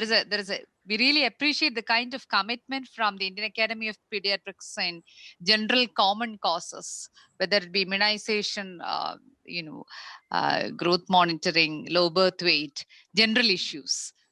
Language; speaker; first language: English; non-native, local second language; Malayalam